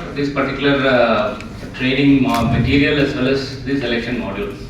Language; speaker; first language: English; non-native, local second language; Telugu